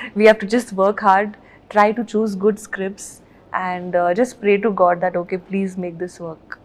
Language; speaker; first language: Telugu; non-native, learner; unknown